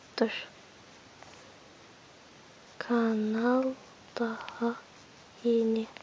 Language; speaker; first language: Turkish; early bilingual, heritage; Turkish